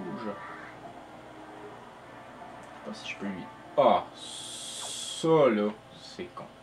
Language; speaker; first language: French; native; French